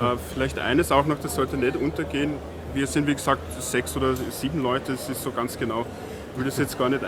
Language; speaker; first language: German; native; German